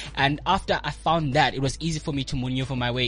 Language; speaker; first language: English; non-native, local second language; Xhosa